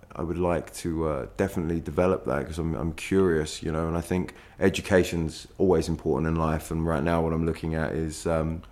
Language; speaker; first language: English; native; English